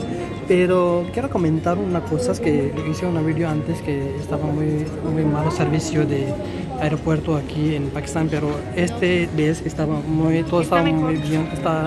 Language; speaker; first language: Spanish; non-native, learner; Urdu